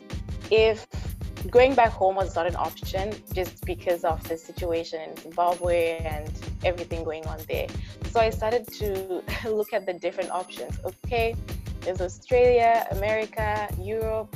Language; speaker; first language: English; non-native, local second language; Shona